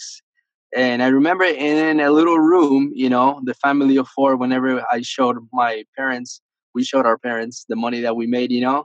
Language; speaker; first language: English; early bilingual, other home language; Spanish